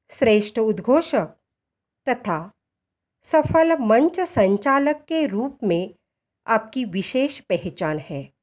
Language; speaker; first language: Hindi; non-native, local second language; Marathi